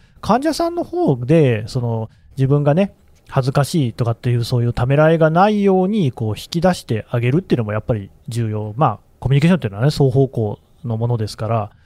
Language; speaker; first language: Japanese; native; Japanese